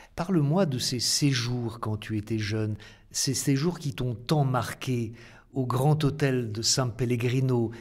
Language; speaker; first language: French; native; French